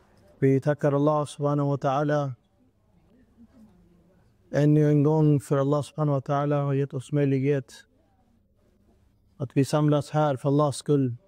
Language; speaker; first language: Swedish; non-native, fluent; Urdu